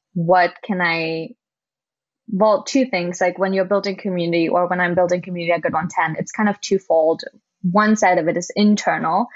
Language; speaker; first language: English; non-native, fluent; German